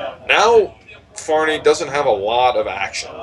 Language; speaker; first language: English; native; English